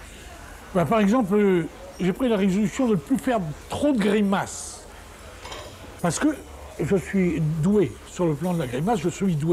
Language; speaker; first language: French; native; French